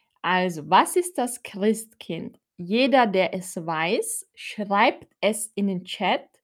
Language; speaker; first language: German; non-native, fluent; Filipino